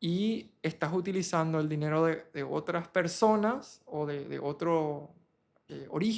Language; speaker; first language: Spanish; native; Spanish